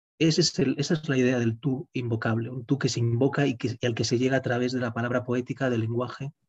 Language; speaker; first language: Spanish; native; Spanish